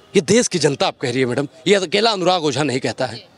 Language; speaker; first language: Hindi; native; Hindi